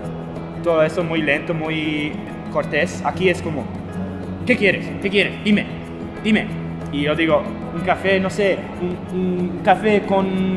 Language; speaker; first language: Spanish; non-native, fluent; English